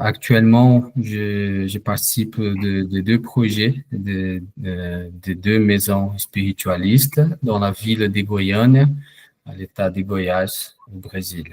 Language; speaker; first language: French; non-native, fluent; Portuguese